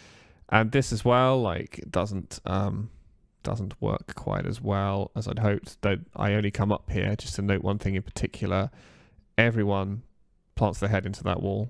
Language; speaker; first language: English; native; English